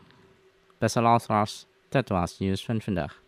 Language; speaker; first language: Dutch; non-native, fluent; Indonesian